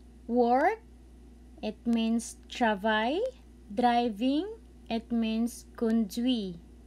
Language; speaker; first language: English; non-native, local second language; Cebuano